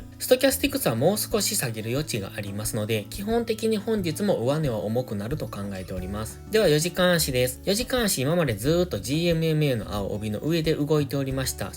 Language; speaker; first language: Japanese; native; Japanese